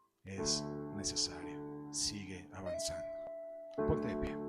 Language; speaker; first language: Spanish; native; Spanish